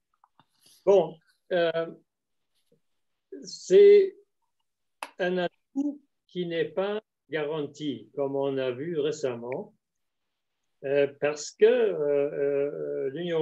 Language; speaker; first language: French; non-native, fluent; German